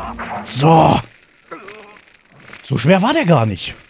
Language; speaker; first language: German; native; German